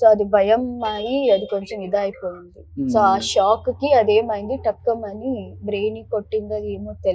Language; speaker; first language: Telugu; non-native, local second language; Kannada